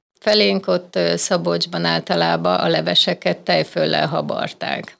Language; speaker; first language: Hungarian; native; Hungarian